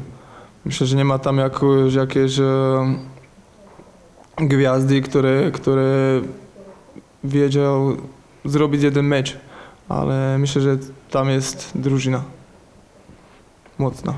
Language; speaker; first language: Polish; non-native, learner; Slovak